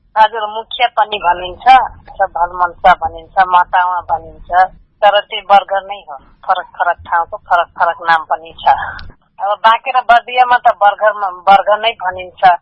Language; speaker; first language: Nepali; non-native, local second language; Dangaura Tharu